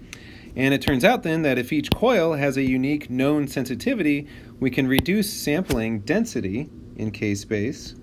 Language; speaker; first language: English; native; English